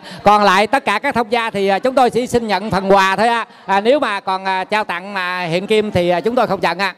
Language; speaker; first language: Vietnamese; native; Vietnamese